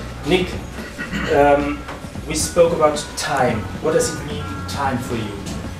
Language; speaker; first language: English; non-native, fluent; German